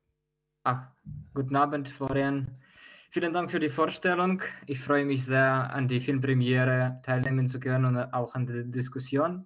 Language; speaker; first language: German; non-native, fluent; Ukrainian